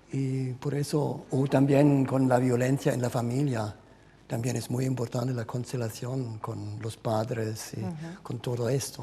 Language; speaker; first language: Spanish; non-native, fluent; German